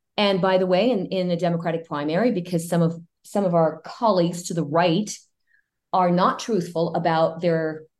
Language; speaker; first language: English; early bilingual, other home language; Spanish